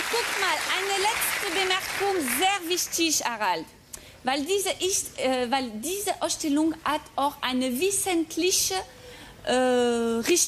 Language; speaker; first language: German; non-native, fluent; French